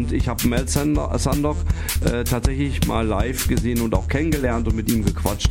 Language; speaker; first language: German; native; German